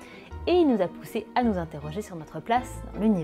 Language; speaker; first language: French; native; French